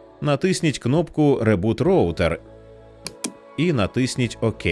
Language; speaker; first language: Ukrainian; native; Ukrainian